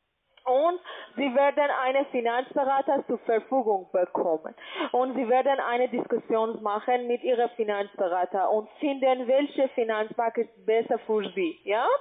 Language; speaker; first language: German; non-native, learner; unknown